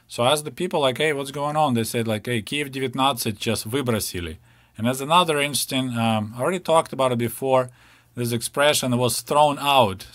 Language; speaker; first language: English; non-native, fluent; Ukrainian